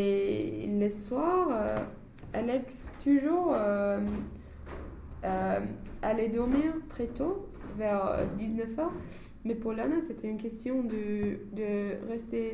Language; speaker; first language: French; non-native, learner; English